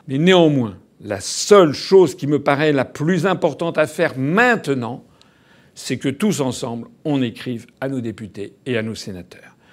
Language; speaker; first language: French; native; French